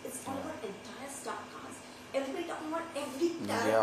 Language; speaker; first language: English; non-native, local second language; Hindi